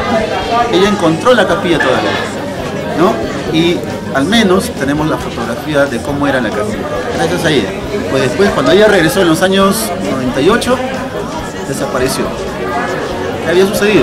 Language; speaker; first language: Spanish; native; Spanish